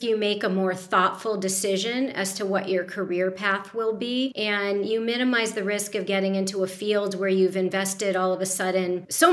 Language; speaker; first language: English; native; English